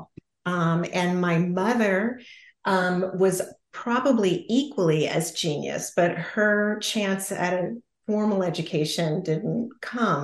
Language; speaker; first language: English; native; English